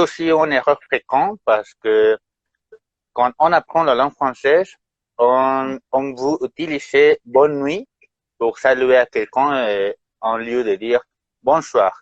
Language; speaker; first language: French; non-native, fluent; Spanish